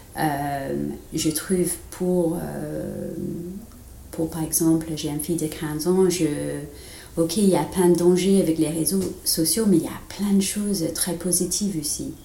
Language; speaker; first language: French; non-native, fluent; English